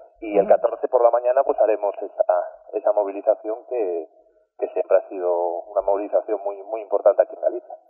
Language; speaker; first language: Spanish; native; Spanish